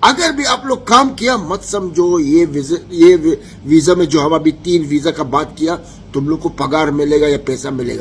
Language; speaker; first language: Hindi; non-native, learner; Arabic